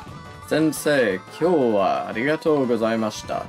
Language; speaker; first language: Japanese; non-native, learner; English